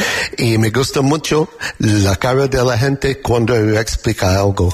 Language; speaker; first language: Spanish; non-native, learner; English